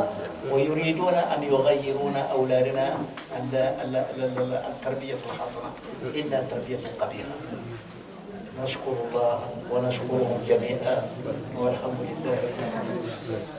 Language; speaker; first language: Arabic; non-native, fluent; Mandingo